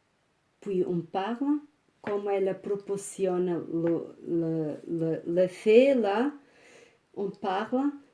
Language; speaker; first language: French; non-native, fluent; Portuguese